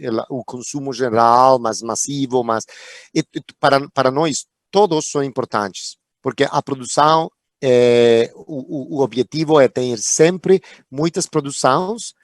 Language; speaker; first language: Portuguese; non-native, fluent; Spanish